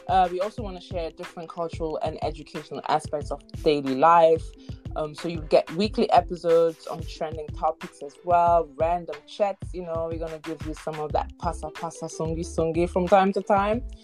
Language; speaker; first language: English; non-native, fluent; Lingala